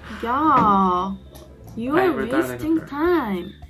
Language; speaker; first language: English; non-native, learner; Korean